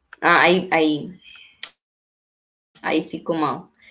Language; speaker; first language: Portuguese; non-native, learner; Spanish